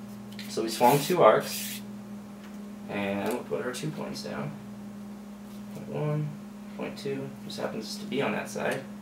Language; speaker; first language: English; native; English